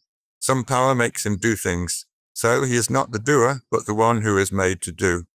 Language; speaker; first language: English; native; English